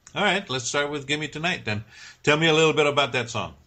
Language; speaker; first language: English; native; English